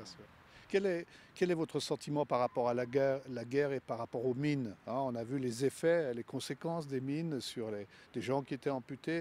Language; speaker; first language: French; native; French